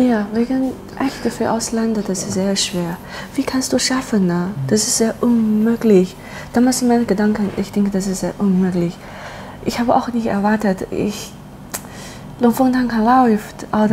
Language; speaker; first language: German; non-native, learner; Chinese